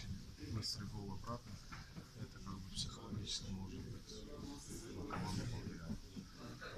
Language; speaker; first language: Russian; non-native, learner; Georgian